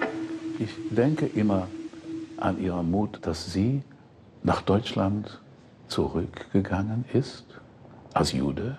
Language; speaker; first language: German; non-native, fluent; English